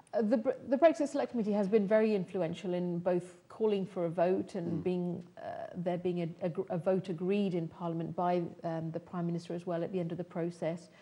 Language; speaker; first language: English; native; English